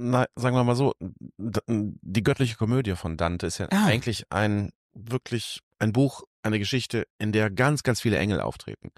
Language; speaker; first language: German; native; German